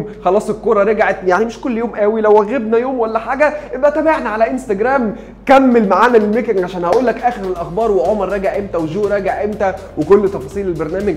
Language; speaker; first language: Arabic; native; Arabic